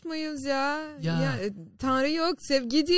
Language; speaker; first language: Turkish; non-native, fluent; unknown